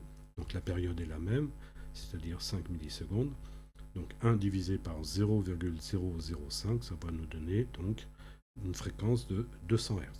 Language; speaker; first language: French; native; French